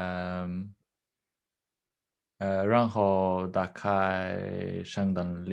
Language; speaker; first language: Chinese; non-native, learner; Norwegian